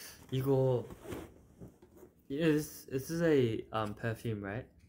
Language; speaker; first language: English; early bilingual, other home language; Korean